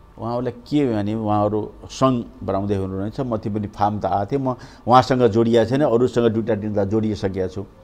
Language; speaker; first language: Nepali; native; Nepali